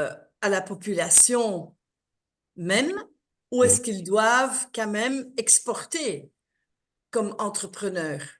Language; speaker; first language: French; non-native, local second language; Dutch